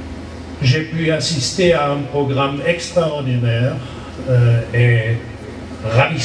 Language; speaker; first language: French; non-native, fluent; German